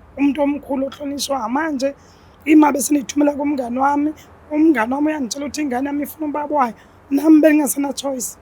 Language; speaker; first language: Zulu; non-native, local second language; Xhosa